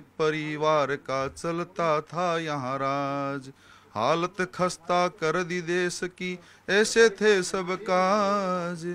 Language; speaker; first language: Hindi; native; Hindi